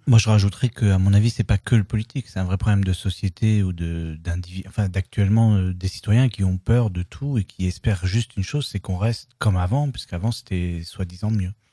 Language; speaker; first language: French; native; French